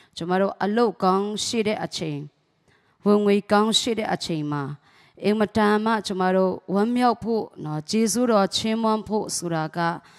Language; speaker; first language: Burmese; non-native, local second language; Tedim Chin